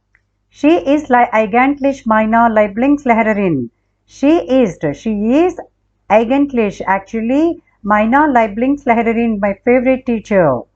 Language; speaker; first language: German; non-native, fluent; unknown